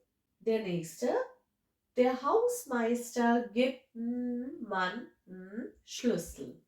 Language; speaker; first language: German; non-native, fluent; English